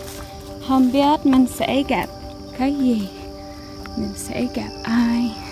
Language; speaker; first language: Vietnamese; non-native, fluent; English